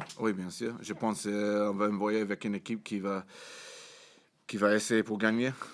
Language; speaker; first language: French; non-native, fluent; English